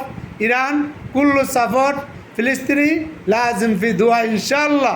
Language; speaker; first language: Arabic; non-native, learner; Bangla